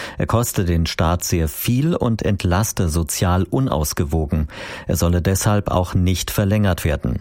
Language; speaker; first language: German; native; German